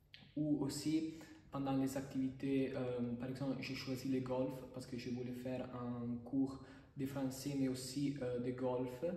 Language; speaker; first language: French; non-native, fluent; Italian